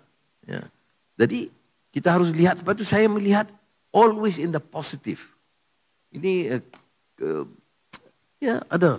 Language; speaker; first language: Malay; native; Malay